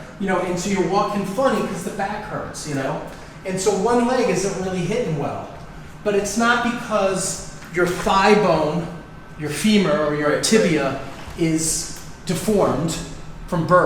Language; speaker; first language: English; native; English